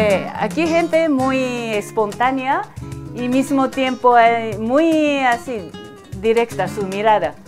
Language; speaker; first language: Spanish; non-native, learner; Japanese